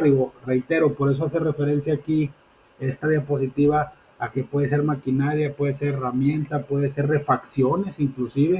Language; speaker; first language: Spanish; native; Spanish